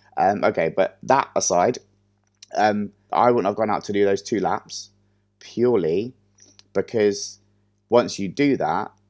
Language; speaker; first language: English; native; English